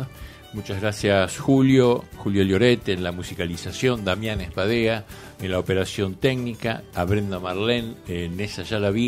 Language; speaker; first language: Spanish; native; Spanish